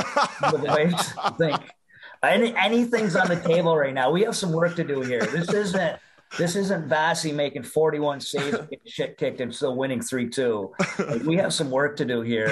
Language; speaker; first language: English; native; English